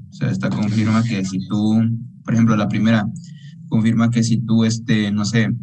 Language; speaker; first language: Spanish; native; Spanish